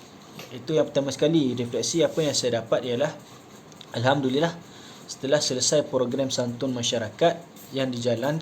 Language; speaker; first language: Malay; native; Malay